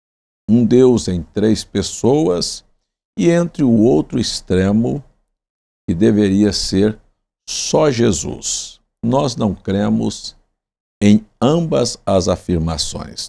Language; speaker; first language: Portuguese; native; Portuguese